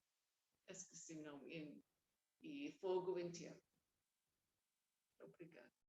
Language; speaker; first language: Portuguese; non-native, learner; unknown